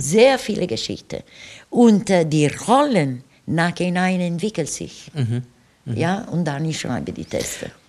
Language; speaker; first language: German; non-native, fluent; Italian